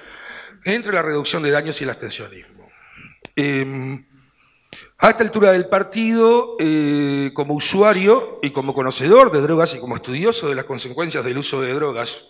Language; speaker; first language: Spanish; native; Spanish